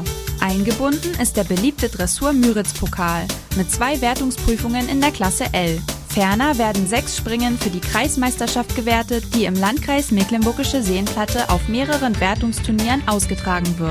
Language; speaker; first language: German; native; German